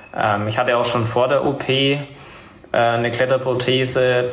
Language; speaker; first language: German; native; German